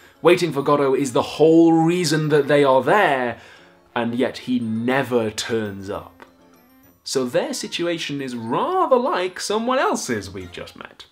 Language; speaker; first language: English; native; English